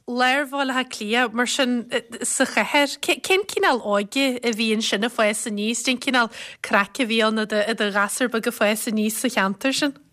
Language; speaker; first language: Irish; native; Irish